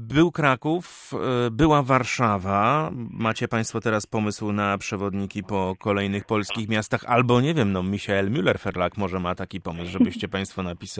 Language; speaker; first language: Polish; native; Polish